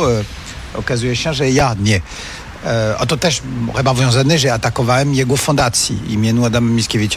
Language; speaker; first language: Polish; non-native, fluent; French